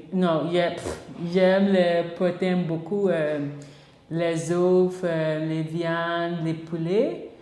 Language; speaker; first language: French; non-native, learner; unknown